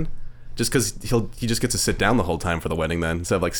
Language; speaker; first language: English; native; English